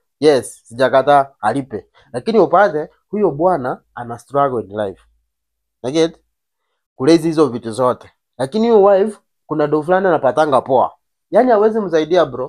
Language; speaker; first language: Swahili; native; Swahili